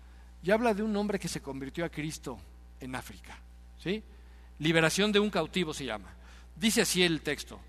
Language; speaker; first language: Spanish; native; Spanish